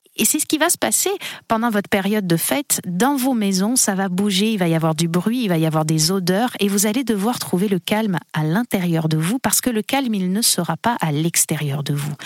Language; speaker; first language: French; native; French